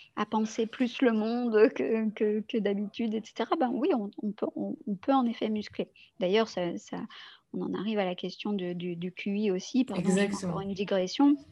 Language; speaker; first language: French; native; French